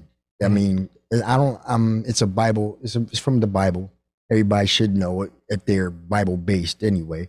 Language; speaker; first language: English; native; English